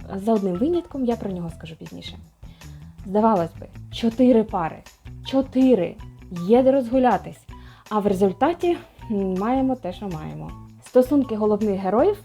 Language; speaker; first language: Ukrainian; non-native, local second language; Russian